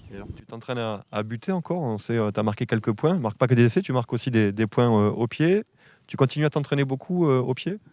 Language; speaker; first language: French; native; French